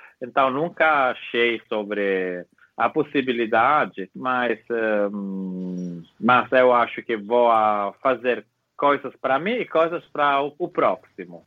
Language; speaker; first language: Portuguese; non-native, fluent; Italian